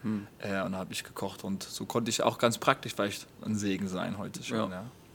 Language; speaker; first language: German; native; German